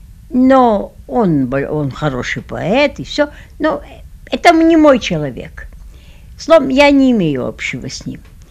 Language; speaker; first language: Russian; early bilingual, heritage; Russian